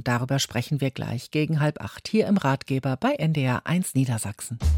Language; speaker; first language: German; native; German